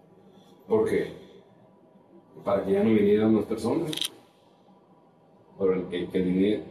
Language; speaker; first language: Spanish; native; Spanish